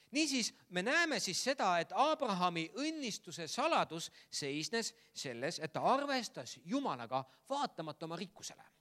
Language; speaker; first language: Estonian; native; Estonian